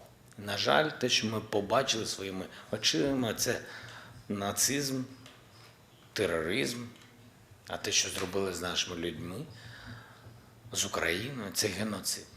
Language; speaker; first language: Ukrainian; non-native, local second language; Russian